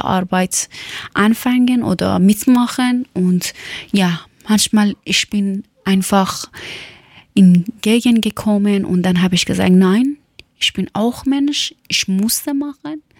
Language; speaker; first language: German; non-native, learner; Persian